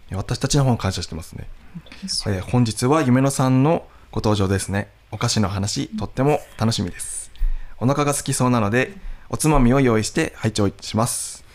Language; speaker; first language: Japanese; native; Japanese